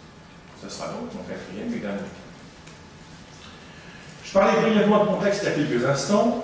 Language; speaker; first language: French; native; French